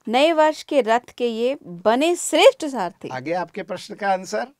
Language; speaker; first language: Hindi; native; Hindi